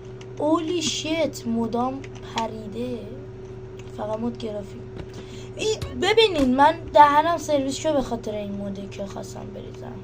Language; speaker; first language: Persian; native; Persian